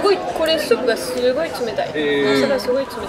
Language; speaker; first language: Japanese; non-native, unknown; French